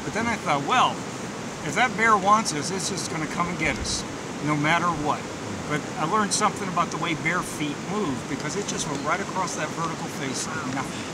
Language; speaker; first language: English; native; English